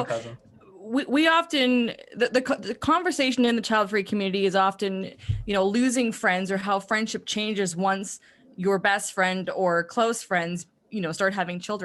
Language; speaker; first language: English; native; English